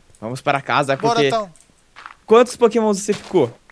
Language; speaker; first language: Portuguese; native; Portuguese